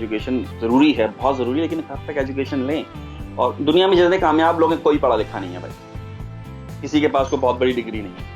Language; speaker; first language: Urdu; non-native, local second language; Punjabi